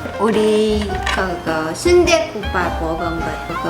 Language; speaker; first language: Korean; non-native, learner; Chinese